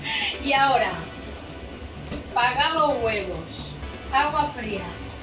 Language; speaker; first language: Spanish; native; Spanish